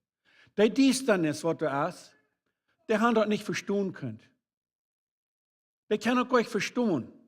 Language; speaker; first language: German; non-native, learner; Low German